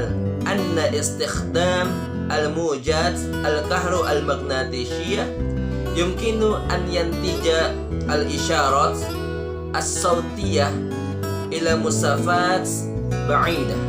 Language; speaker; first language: Arabic; non-native, learner; Indonesian